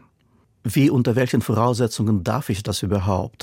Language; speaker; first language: German; non-native, fluent; Russian